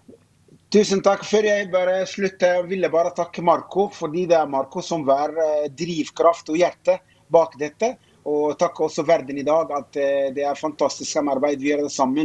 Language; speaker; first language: Swedish; non-native, fluent; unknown